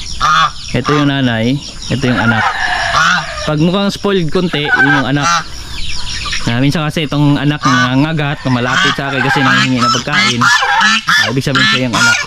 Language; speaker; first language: Filipino; non-native, local second language; Cebuano